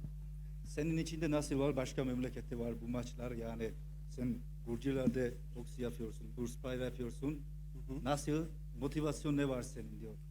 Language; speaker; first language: Turkish; non-native, fluent; Georgian